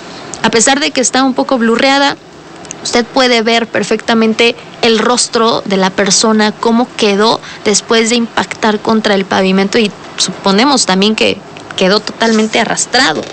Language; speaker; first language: Spanish; native; Spanish